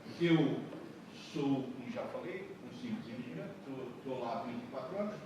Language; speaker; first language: Portuguese; native; Portuguese